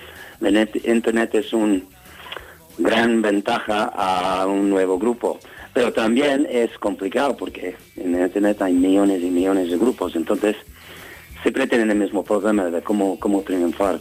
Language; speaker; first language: Spanish; non-native, learner; English